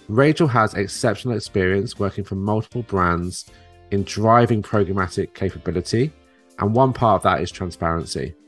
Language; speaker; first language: English; native; English